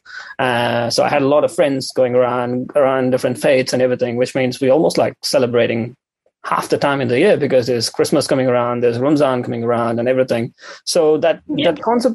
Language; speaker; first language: English; non-native, local second language; Tamil